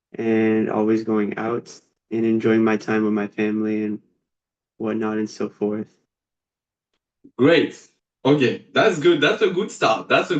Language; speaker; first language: English; non-native, fluent; French